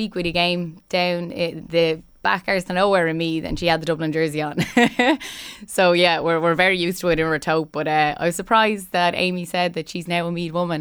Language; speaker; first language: English; native; English